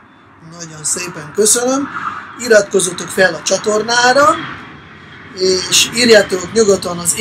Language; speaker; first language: Hungarian; non-native, fluent; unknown